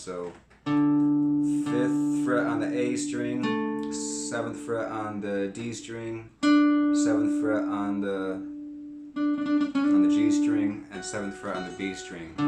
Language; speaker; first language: English; native; English